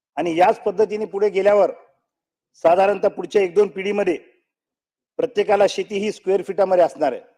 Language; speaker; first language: Marathi; native; Marathi